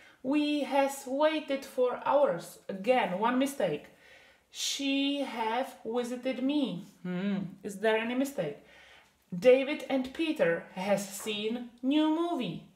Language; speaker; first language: English; non-native, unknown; Czech